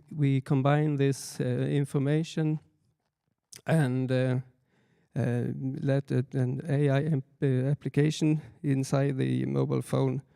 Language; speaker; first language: English; non-native, fluent; Swedish